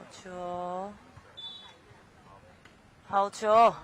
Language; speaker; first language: Chinese; native; Chinese